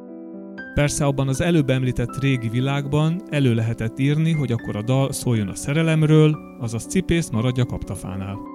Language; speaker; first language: Hungarian; native; Hungarian